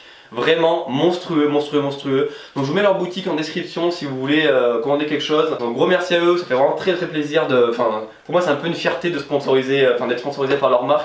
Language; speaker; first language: French; native; French